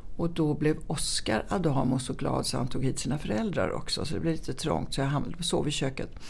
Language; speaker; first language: Swedish; early bilingual, other home language; Italian